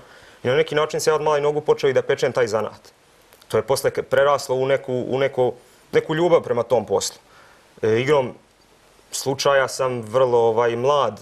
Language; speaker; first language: Croatian; native; Croatian